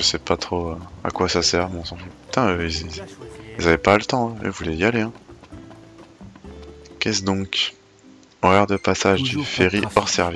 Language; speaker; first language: French; native; French